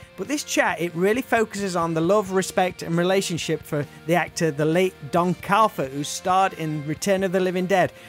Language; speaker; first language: English; native; English